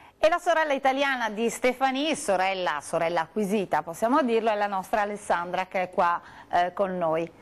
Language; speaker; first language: Italian; native; Italian